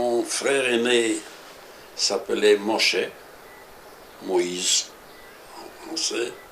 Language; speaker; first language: French; early bilingual, other home language; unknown